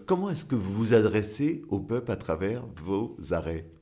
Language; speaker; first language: French; native; French